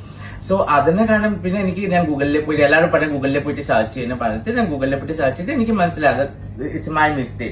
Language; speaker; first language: Malayalam; non-native, fluent; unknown